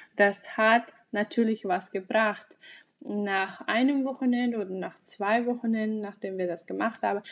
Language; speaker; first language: German; non-native, fluent; Russian